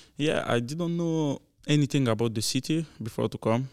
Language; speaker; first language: English; non-native, learner; French